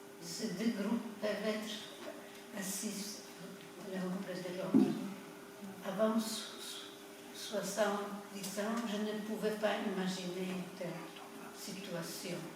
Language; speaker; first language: French; non-native, fluent; Polish